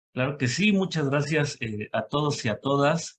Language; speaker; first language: Spanish; native; Spanish